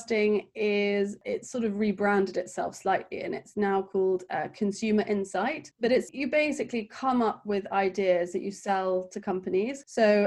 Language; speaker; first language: English; native; English